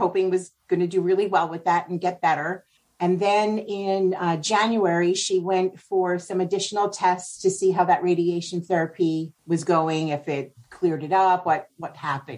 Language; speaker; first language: English; native; English